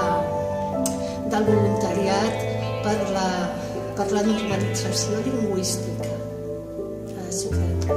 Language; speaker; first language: Catalan; early bilingual, heritage; Catalan